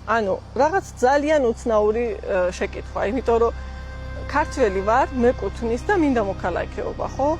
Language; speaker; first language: Georgian; early bilingual, heritage; Georgian